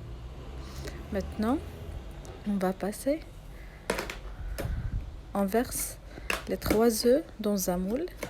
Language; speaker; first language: French; non-native, local second language; Arabic